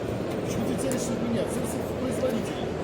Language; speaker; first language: Russian; native; Russian